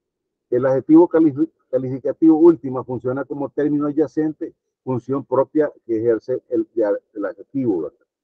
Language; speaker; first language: Spanish; native; Spanish